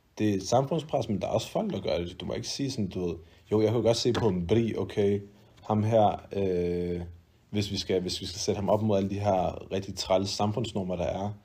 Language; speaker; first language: Danish; early bilingual, other home language; Arabic